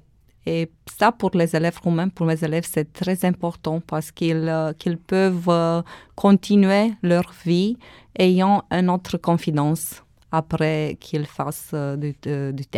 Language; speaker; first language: French; non-native, fluent; Romanian